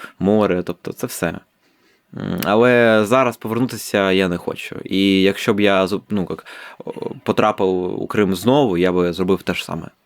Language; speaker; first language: Ukrainian; non-native, local second language; Russian